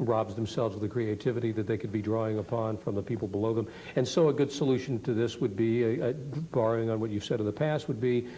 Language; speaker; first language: English; native; English